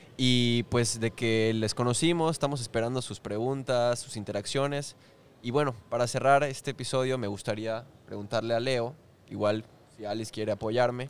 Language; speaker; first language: Spanish; native; Spanish